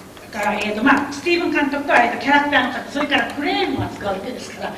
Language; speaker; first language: Japanese; native; Japanese